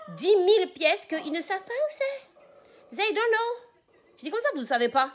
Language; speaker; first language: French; native; French